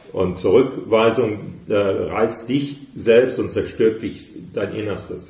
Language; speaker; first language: German; native; German